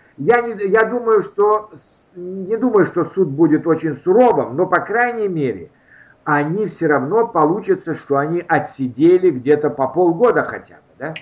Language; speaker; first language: Russian; native; Russian